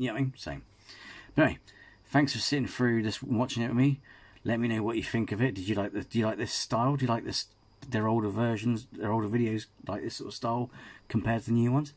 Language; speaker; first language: English; native; English